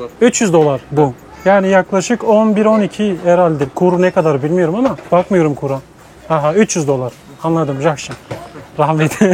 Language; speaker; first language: Turkish; native; Turkish